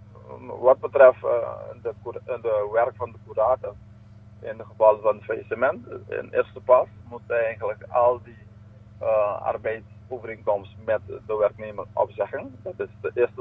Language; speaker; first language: Dutch; non-native, local second language; Papiamento